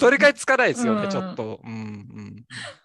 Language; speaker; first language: Japanese; native; Japanese